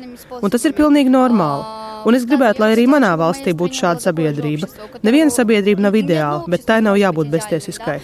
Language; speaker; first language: Latvian; non-native, fluent; Ukrainian